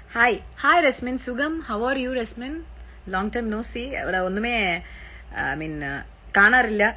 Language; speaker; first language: Malayalam; early bilingual, heritage; Malayalam